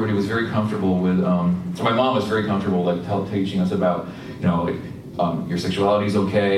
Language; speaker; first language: English; native; English